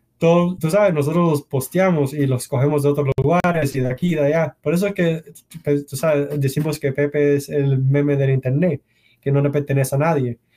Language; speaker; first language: Spanish; early bilingual, heritage; Spanish